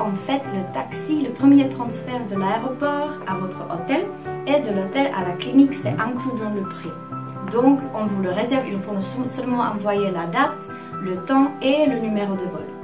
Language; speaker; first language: French; non-native, fluent; Czech